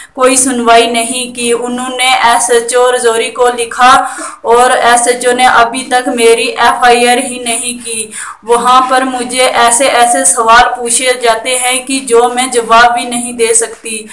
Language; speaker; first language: Hindi; native; Hindi